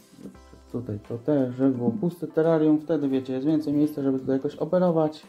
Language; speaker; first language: Polish; native; Polish